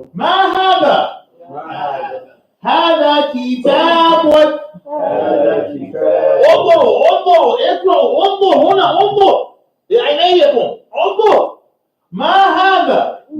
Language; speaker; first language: Arabic; non-native, fluent; English